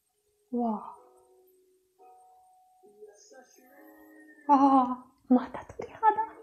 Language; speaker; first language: Japanese; non-native, fluent; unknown